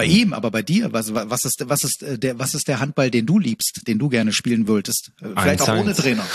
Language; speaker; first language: German; native; German